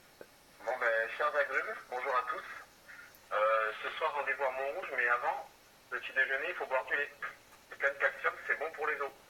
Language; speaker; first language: French; native; French